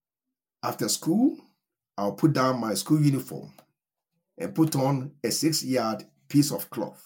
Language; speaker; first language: English; non-native, local second language; Akan